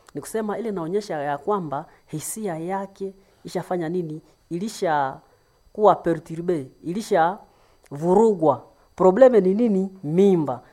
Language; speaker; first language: Swahili; non-native, local second language; Nande